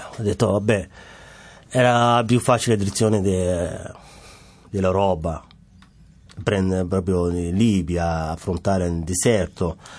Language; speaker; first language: Italian; non-native, fluent; Somali